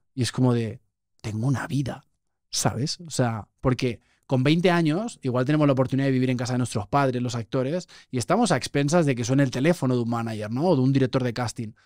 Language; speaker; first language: Spanish; native; Spanish